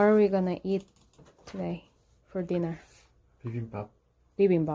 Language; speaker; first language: English; non-native, learner; Korean